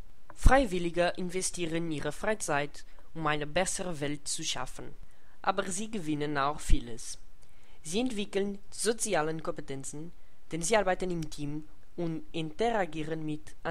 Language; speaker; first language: German; non-native, learner; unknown